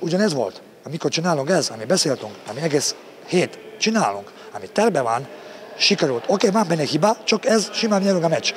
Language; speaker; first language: Hungarian; non-native, learner; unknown